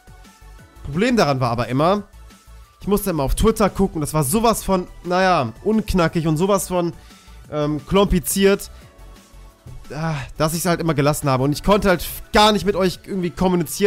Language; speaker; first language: German; native; German